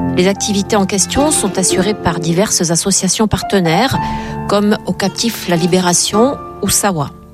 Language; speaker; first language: French; native; French